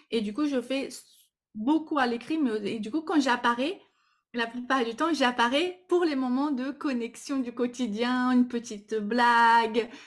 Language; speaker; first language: French; non-native, fluent; Portuguese